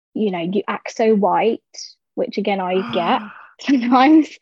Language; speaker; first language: English; native; English